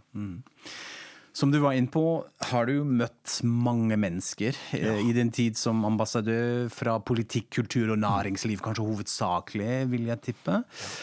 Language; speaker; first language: Norwegian; non-native, fluent; German